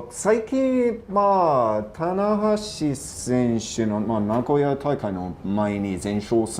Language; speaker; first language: Japanese; non-native, fluent; English